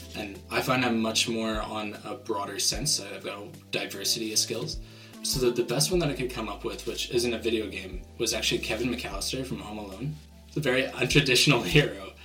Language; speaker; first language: English; native; English